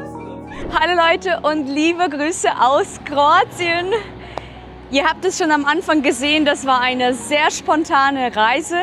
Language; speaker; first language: German; non-native, fluent; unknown